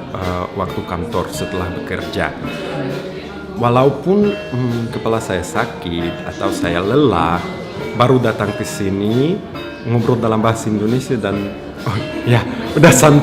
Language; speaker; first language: Indonesian; non-native, fluent; Russian